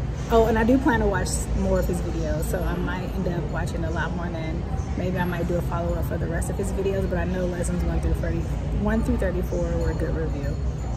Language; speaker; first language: English; native; English